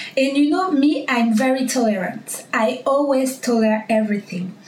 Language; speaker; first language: English; non-native, learner; French